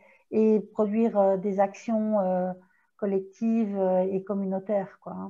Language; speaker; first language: French; native; French